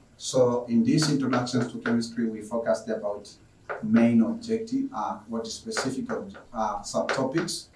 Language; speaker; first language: English; non-native, local second language; Swahili